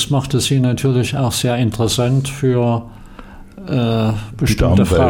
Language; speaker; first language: German; native; German